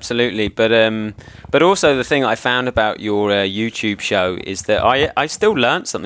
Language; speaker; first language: English; native; English